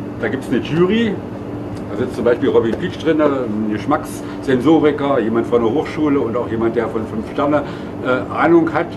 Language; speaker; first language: German; native; German